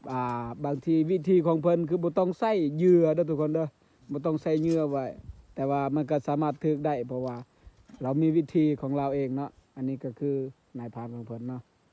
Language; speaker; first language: Lao; non-native, local second language; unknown